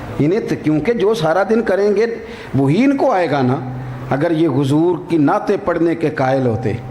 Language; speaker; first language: Urdu; non-native, local second language; Punjabi